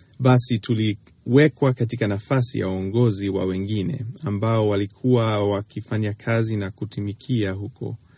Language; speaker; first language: Swahili; early bilingual, other home language; English